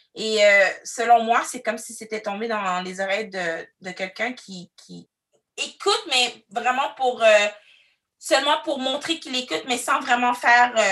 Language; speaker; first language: French; early bilingual, other home language; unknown